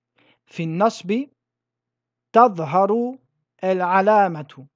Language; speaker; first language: Arabic; non-native, fluent; French